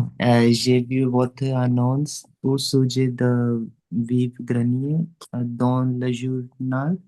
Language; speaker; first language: French; non-native, learner; Punjabi